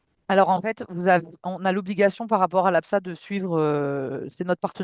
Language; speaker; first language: French; native; French